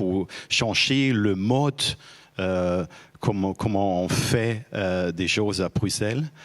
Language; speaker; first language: French; non-native, fluent; German